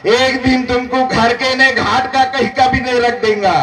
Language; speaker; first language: Hindi; non-native, local second language; Marathi